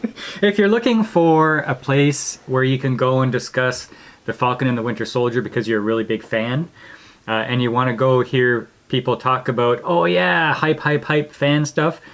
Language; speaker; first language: English; native; English